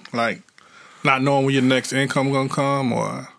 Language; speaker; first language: English; native; English